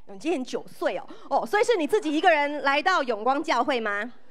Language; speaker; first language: Chinese; native; Chinese